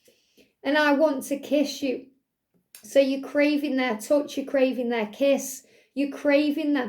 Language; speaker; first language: English; native; English